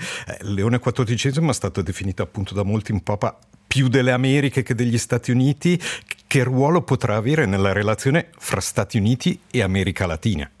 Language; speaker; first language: Italian; native; Italian